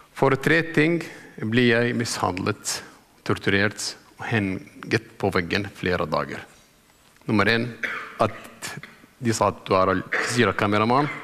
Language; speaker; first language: Norwegian; non-native, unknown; Arabic